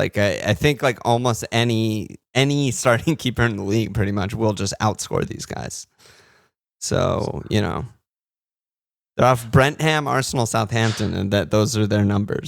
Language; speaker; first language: English; native; English